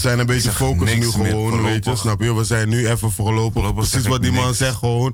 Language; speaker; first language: Dutch; native; Dutch